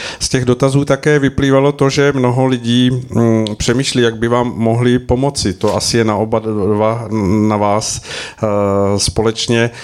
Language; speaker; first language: Czech; native; Czech